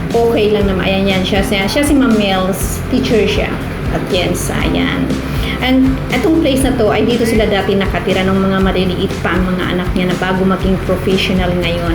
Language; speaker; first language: Filipino; non-native, local second language; Cebuano